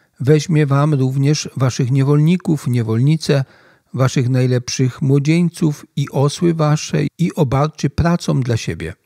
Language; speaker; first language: Polish; native; Polish